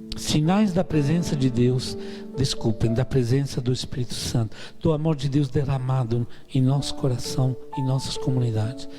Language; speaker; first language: Portuguese; non-native, fluent; Italian